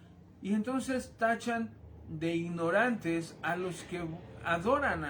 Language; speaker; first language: Spanish; native; Spanish